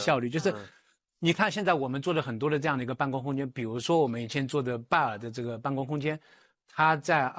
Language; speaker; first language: Chinese; native; Chinese